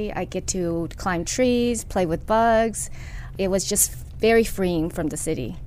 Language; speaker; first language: English; early bilingual, other home language; Chinese